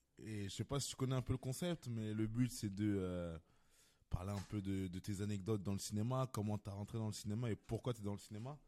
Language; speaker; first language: French; native; French